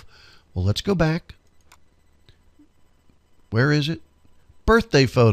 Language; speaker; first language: English; native; English